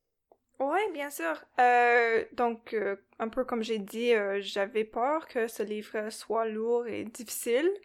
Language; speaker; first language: French; non-native, local second language; English